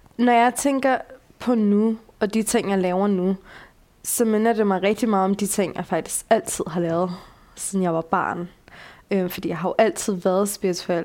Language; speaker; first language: Danish; early bilingual, other home language; Bulgarian